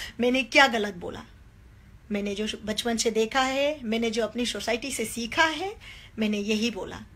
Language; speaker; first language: Hindi; non-native, local second language; Nepali